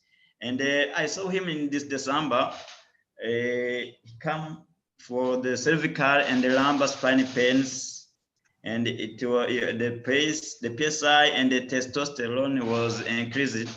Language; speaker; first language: English; non-native, learner; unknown